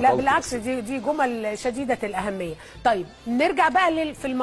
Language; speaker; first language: Arabic; native; Arabic